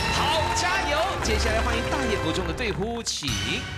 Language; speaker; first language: Chinese; native; Chinese